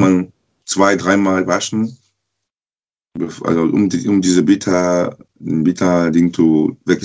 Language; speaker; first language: German; non-native, learner; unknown